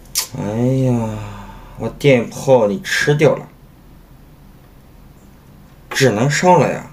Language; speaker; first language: Chinese; native; Chinese